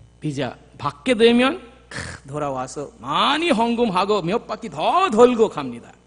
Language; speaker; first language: Korean; non-native, fluent; Bangla